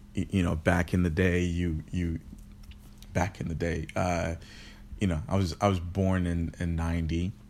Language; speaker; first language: English; early bilingual, other home language; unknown